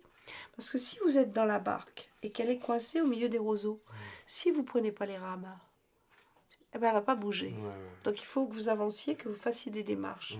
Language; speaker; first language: French; native; French